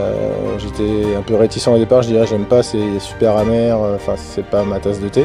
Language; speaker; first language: French; native; French